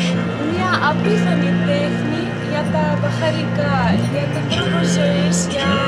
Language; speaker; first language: Greek; non-native, fluent; Ukrainian